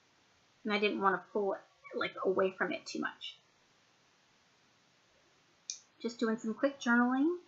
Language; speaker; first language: English; native; English